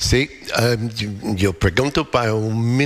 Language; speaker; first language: Spanish; non-native, fluent; English